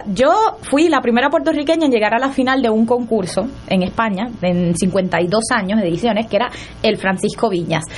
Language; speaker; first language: Spanish; native; Spanish